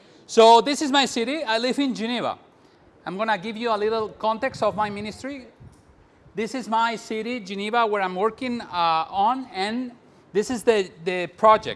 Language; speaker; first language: English; non-native, fluent; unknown